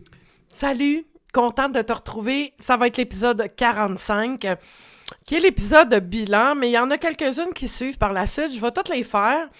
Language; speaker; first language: French; native; French